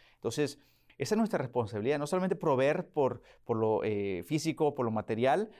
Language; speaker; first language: Spanish; early bilingual, heritage; Spanish